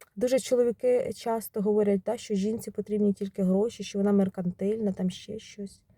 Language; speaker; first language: Ukrainian; non-native, local second language; Russian